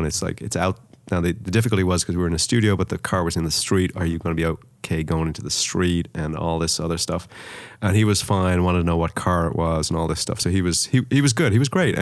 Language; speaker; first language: English; native; English